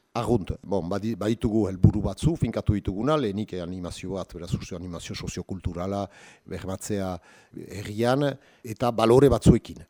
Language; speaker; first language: Basque; native; Basque